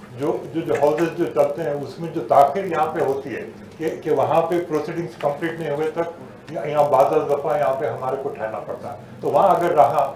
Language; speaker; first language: Hindi; native; Hindi